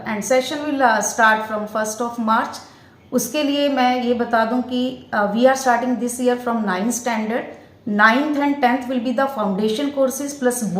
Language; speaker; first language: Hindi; native; Hindi